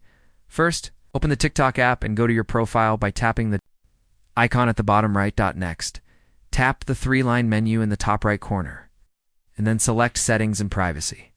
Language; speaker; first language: English; native; English